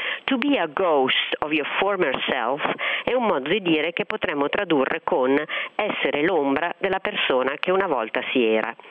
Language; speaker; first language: Italian; native; Italian